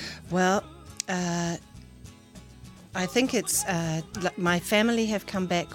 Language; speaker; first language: English; native; English